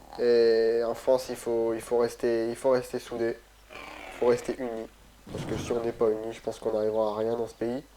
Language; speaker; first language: French; native; French